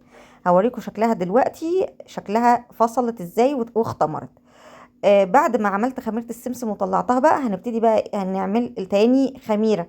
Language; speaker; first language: Arabic; native; Arabic